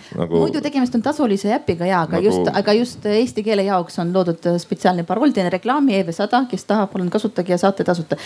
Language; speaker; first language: Estonian; non-native, local second language; Russian